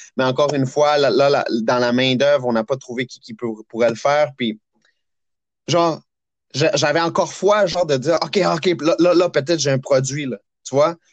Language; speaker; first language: French; early bilingual, other home language; Spanish